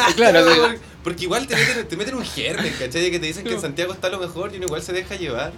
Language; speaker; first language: Spanish; native; Spanish